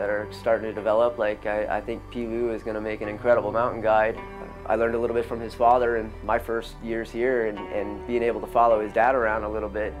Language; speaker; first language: English; native; English